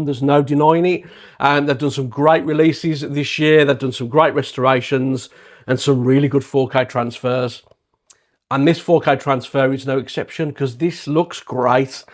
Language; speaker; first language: English; native; English